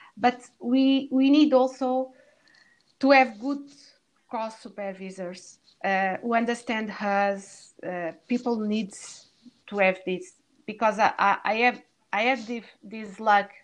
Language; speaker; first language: English; non-native, learner; Portuguese